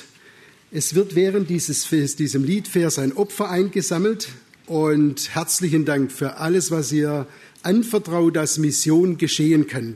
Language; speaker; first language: German; native; German